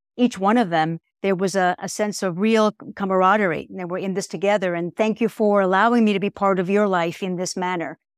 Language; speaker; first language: English; native; English